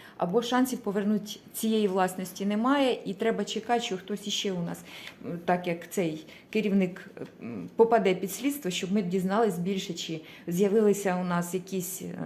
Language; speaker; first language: Ukrainian; native; Ukrainian